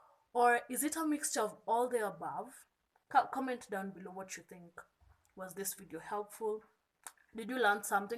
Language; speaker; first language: English; non-native, local second language; Kikuyu